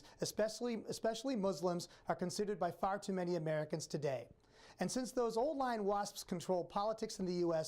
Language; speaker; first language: English; native; English